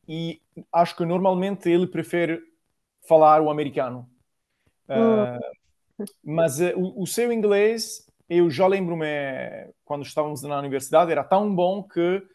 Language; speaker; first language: Portuguese; non-native, fluent; Italian